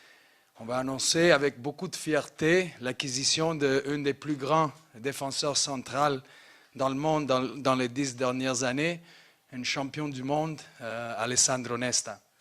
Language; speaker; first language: French; non-native, local second language; English